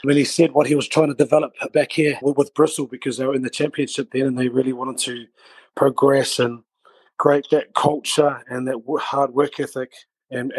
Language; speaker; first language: English; native; English